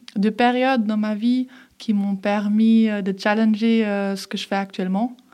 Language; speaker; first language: French; early bilingual, other home language; German